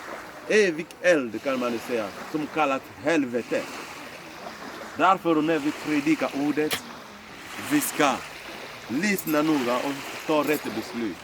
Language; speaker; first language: Swedish; non-native, fluent; Lingala